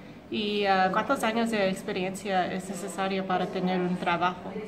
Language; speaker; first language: Spanish; non-native, learner; English